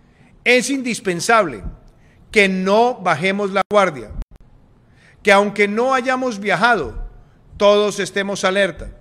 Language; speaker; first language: Spanish; native; Spanish